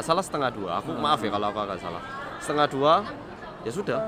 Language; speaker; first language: Indonesian; early bilingual, other home language; Korean